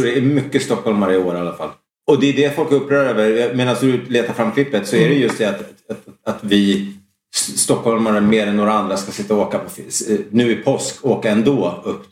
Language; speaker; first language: Swedish; native; Swedish